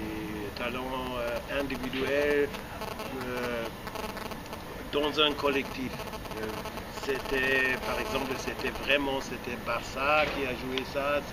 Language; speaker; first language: French; non-native, fluent; German